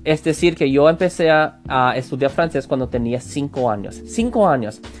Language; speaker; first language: Spanish; non-native, fluent; English